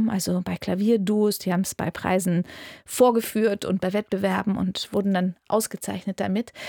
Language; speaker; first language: German; native; German